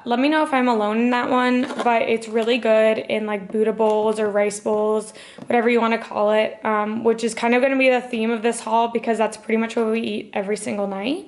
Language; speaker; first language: English; native; English